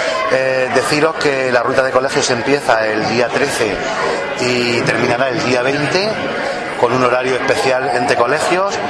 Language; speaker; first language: Spanish; native; Spanish